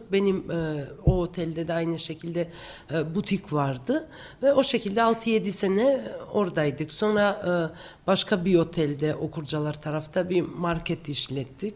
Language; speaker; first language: Turkish; non-native, fluent; Georgian